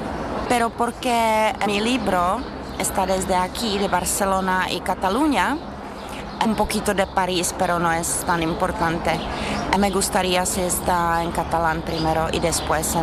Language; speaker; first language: Spanish; non-native, fluent; Czech